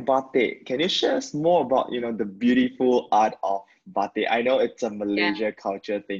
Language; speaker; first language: English; non-native, local second language; Chinese